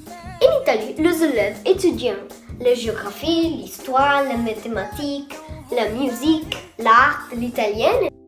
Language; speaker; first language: French; non-native, learner; Italian